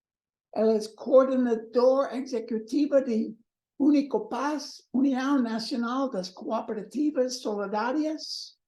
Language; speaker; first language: Portuguese; non-native, learner; English